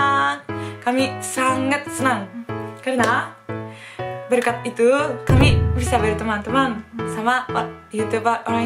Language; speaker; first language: Indonesian; non-native, learner; Japanese